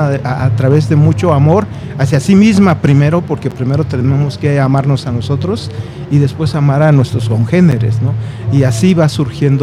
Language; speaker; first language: Spanish; native; Spanish